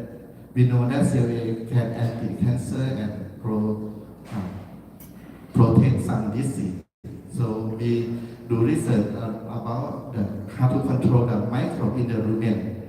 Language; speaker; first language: English; non-native, learner; Thai